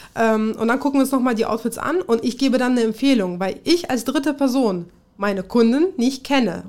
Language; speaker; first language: German; early bilingual, other home language; Russian